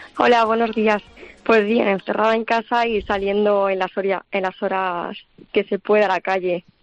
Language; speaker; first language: Spanish; native; Spanish